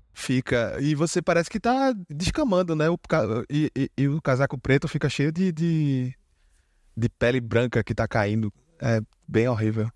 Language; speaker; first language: Portuguese; native; Portuguese